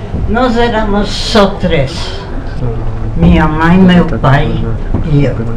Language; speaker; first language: Portuguese; non-native, fluent; Polish